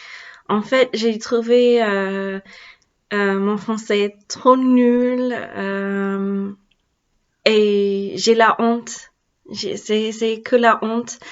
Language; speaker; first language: French; non-native, learner; English